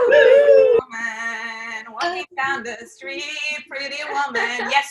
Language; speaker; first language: English; non-native, fluent; German